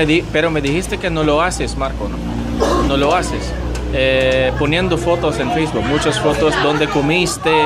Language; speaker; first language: Spanish; non-native, learner; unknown